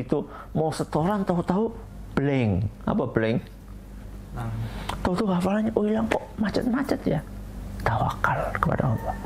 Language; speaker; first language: Indonesian; native; Indonesian